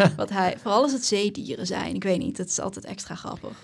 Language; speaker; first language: Dutch; native; Dutch